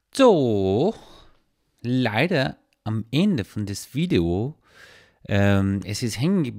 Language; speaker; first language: German; non-native, learner; Persian